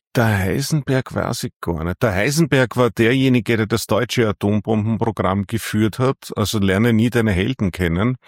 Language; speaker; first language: German; native; German